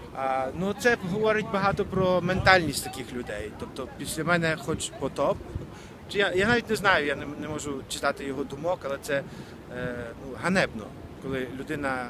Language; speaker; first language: Ukrainian; native; Ukrainian